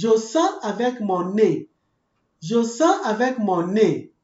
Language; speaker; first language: French; non-native, fluent; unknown